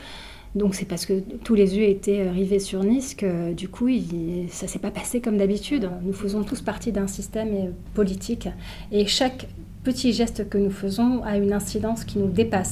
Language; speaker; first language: French; native; French